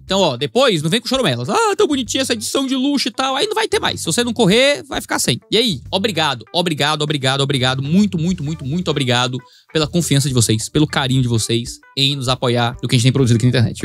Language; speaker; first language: Portuguese; native; Portuguese